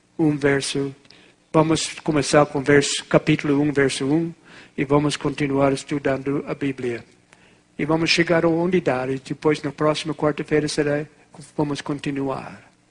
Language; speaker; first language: Portuguese; non-native, fluent; English